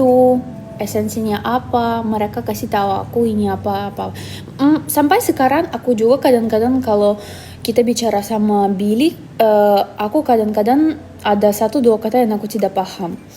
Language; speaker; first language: Indonesian; non-native, fluent; Russian